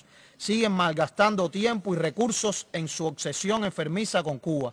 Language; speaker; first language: Spanish; native; Spanish